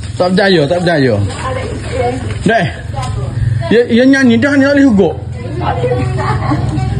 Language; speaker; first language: Malay; native; Malay